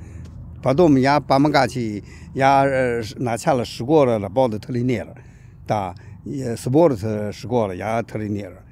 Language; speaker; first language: Russian; non-native, learner; Chinese